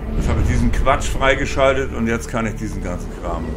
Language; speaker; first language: German; native; German